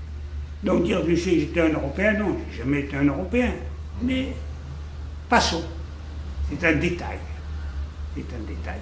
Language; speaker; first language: French; native; French